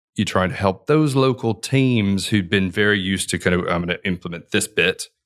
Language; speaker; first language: English; native; English